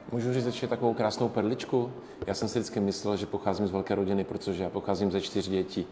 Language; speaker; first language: Czech; native; Czech